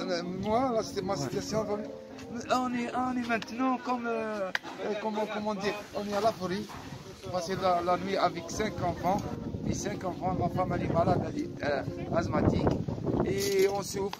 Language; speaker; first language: French; non-native, fluent; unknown